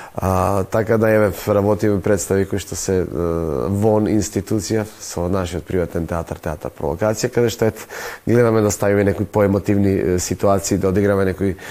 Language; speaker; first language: Macedonian; native; Macedonian